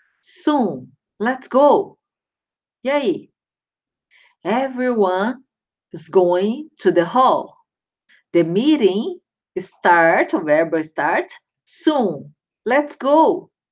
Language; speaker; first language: English; non-native, fluent; Portuguese